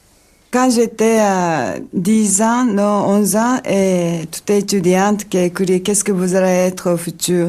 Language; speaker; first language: French; non-native, learner; Japanese